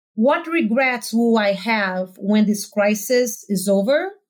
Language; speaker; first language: English; non-native, fluent; Portuguese